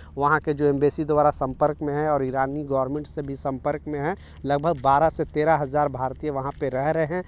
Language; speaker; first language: Hindi; native; Hindi